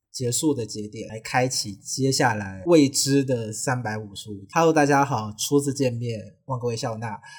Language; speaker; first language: Chinese; native; Chinese